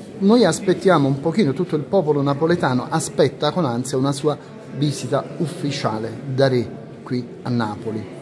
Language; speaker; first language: Italian; native; Italian